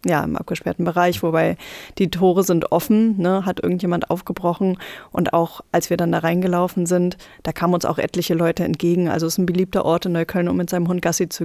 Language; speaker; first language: German; native; German